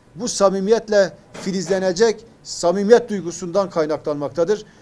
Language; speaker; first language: Turkish; native; Turkish